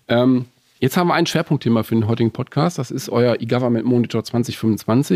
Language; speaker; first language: German; native; German